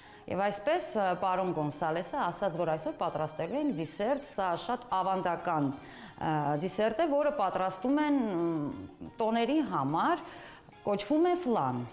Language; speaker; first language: Armenian; native; Armenian